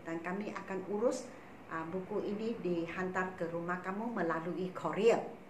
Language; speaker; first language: Malay; non-native, local second language; Chinese